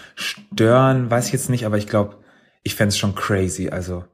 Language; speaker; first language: German; native; German